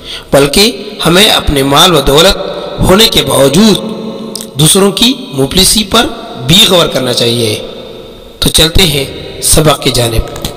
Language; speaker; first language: Urdu; native; Urdu